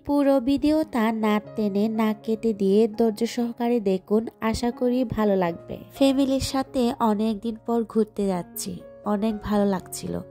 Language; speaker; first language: Bangla; non-native, local second language; Chakma